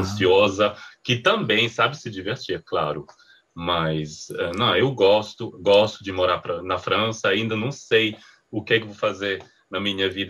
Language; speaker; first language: Portuguese; non-native, fluent; French